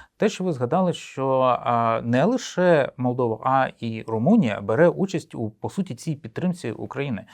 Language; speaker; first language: Ukrainian; native; Ukrainian